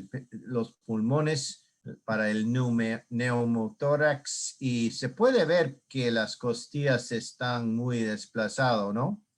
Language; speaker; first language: Spanish; non-native, learner; English